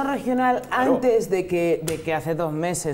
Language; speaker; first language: Spanish; native; Spanish